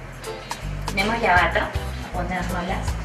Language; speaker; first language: Spanish; native; Spanish